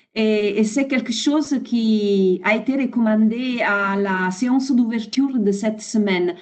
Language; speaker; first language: French; non-native, fluent; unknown